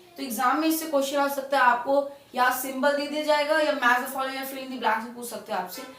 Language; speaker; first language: Hindi; native; Hindi